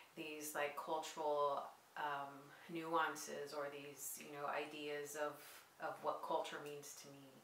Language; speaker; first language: English; native; English